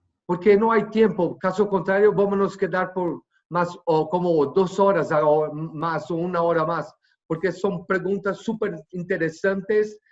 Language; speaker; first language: Spanish; non-native, fluent; Portuguese